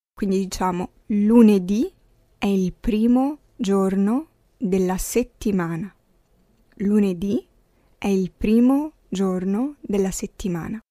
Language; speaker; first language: Italian; non-native, fluent; Arabic